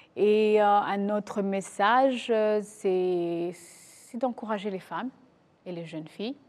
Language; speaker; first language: French; non-native, local second language; Kinyarwanda